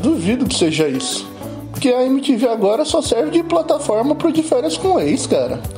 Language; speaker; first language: Portuguese; native; Portuguese